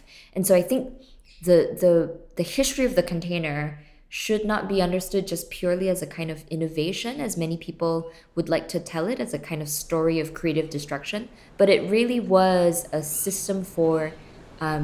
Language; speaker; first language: English; native; English